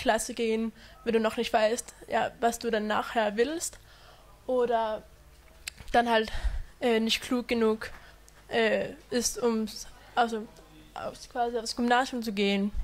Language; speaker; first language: German; non-native, fluent; Danish